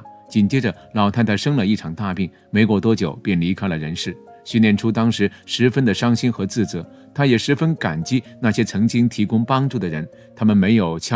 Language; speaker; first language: Chinese; native; Chinese